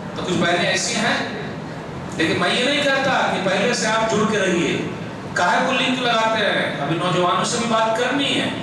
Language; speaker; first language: Urdu; non-native, local second language; Hindi